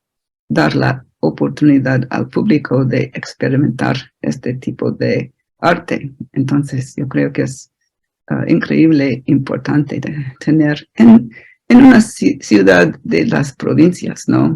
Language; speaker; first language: Spanish; non-native, fluent; English